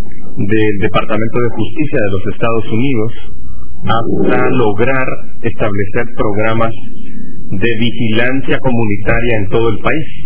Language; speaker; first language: Spanish; native; Spanish